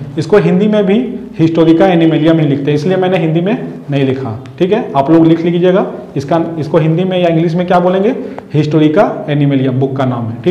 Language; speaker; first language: Hindi; native; Hindi